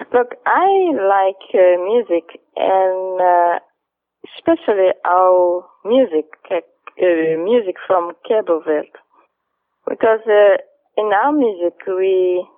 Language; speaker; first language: English; non-native, fluent; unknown